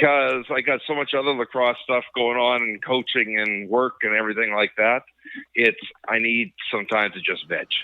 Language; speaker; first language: English; native; English